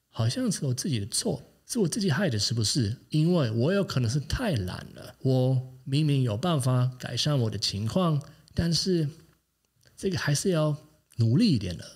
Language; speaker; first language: Chinese; non-native, fluent; German